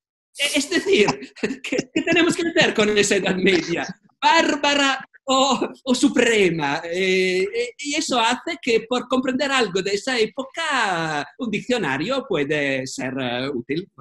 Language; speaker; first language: Spanish; non-native, fluent; Italian